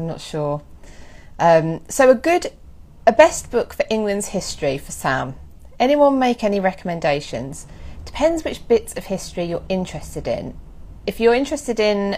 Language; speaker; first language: English; native; English